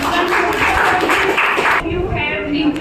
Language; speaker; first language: English; non-native, learner; Hindi